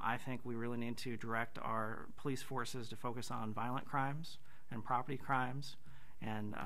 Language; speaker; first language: English; native; English